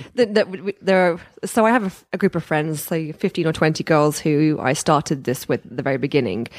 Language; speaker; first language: English; native; English